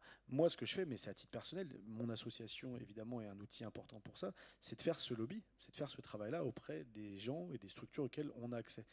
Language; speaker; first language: French; native; French